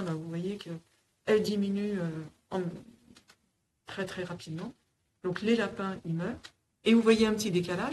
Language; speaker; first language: French; native; French